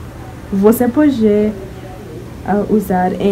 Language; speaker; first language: Portuguese; non-native, learner; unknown